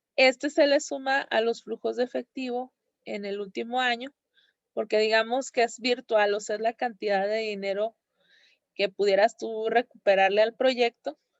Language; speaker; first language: Spanish; native; Spanish